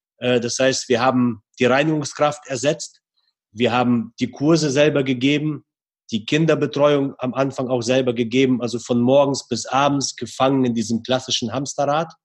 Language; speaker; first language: German; early bilingual, other home language; Russian